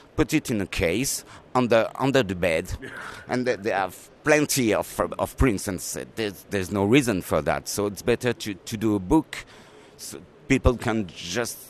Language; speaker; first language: English; non-native, learner; French